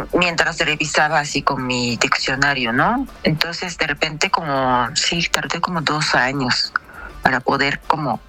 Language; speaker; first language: Spanish; non-native, fluent; Japanese